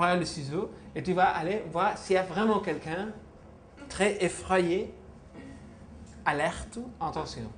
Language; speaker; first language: French; non-native, fluent; Spanish